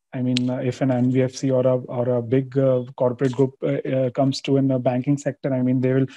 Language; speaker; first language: English; non-native, local second language; Hindi